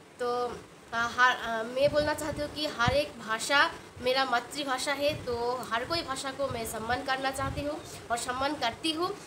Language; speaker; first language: Hindi; non-native, local second language; Bangla